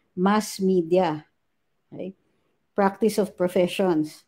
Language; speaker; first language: English; non-native, local second language; Filipino